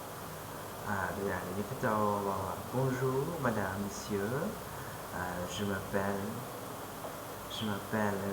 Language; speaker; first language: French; non-native, fluent; Lao